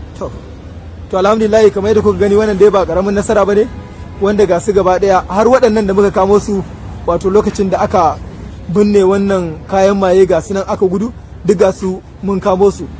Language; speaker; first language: Hausa; native; Hausa